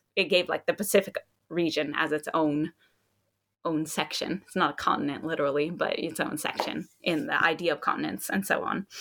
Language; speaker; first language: English; native; English